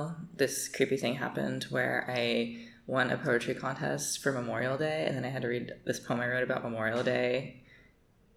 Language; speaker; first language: English; native; English